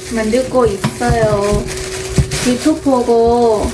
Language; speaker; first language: Korean; non-native, learner; Hmong